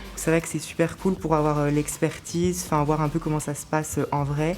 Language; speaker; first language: French; native; French